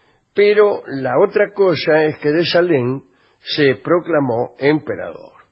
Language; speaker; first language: Spanish; native; Spanish